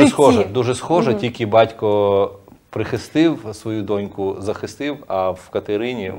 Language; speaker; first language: Ukrainian; non-native, local second language; Russian